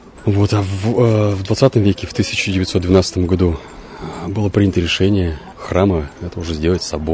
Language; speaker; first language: Russian; native; Russian